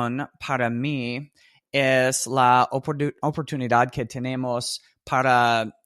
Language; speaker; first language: Spanish; non-native, fluent; English